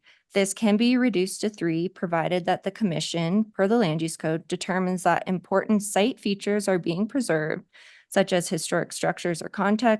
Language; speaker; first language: English; native; English